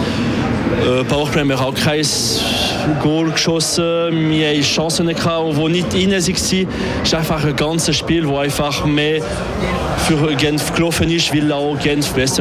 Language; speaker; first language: German; non-native, local second language; French